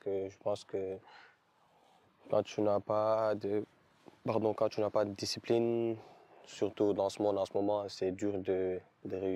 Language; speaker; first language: French; non-native, local second language; Wolof